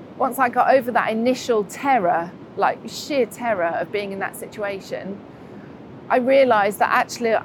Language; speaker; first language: English; native; English